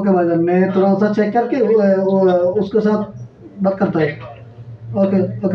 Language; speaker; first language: Hindi; non-native, fluent; Bangla